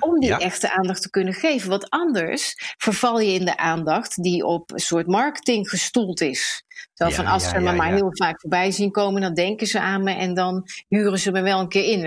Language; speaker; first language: Dutch; native; Dutch